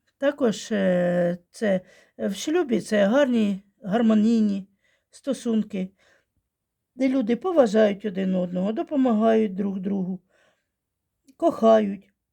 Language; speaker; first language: Ukrainian; non-native, local second language; Russian